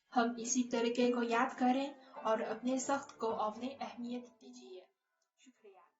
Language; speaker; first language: Urdu; non-native, learner; Chinese